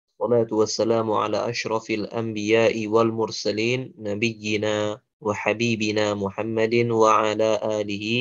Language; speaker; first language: Arabic; non-native, fluent; Indonesian